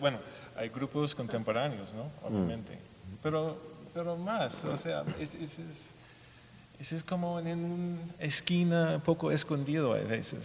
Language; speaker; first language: Spanish; non-native, fluent; English